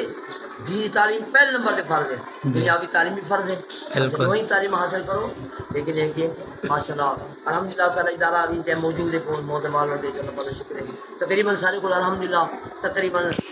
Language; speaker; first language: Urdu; non-native, local second language; Saraiki